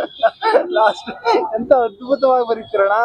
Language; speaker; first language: Kannada; native; Kannada